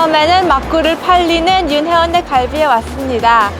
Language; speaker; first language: Korean; early bilingual, heritage; English